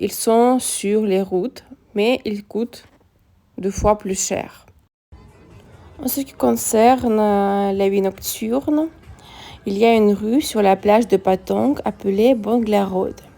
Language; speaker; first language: French; non-native, fluent; Russian